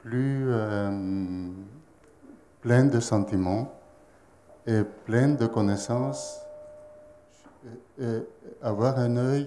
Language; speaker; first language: French; non-native, fluent; Greek